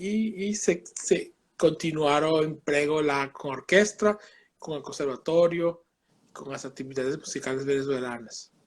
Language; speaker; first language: Portuguese; non-native, fluent; Spanish